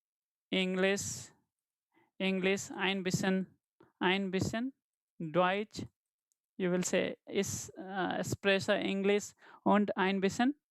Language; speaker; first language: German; non-native, fluent; Hindi